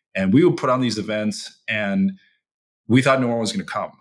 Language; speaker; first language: English; early bilingual, other home language; Chinese